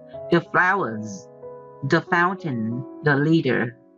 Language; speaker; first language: English; non-native, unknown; Vietnamese